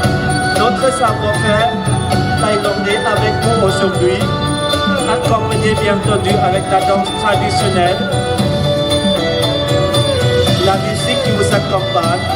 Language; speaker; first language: French; non-native, fluent; Thai